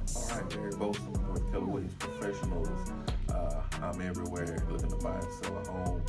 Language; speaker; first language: English; native; English